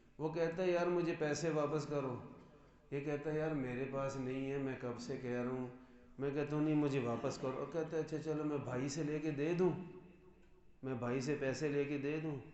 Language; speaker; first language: Urdu; non-native, local second language; Punjabi